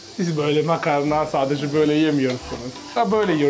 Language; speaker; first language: Turkish; non-native, learner; Italian